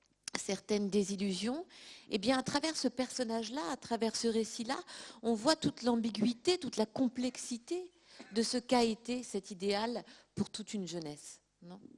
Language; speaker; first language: French; native; French